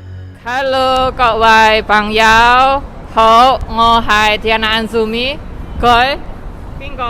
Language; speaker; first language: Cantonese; non-native, fluent; Indonesian